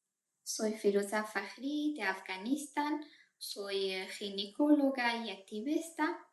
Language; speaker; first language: Spanish; non-native, fluent; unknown